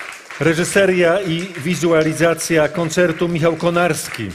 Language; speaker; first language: Polish; native; Polish